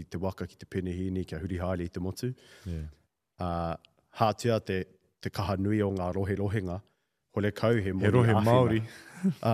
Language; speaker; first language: Māori; native; Māori